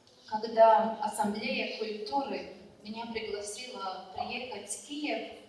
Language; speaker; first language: Russian; non-native, fluent; Latvian